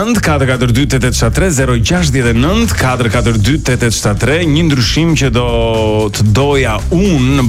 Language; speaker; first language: Albanian; native; Albanian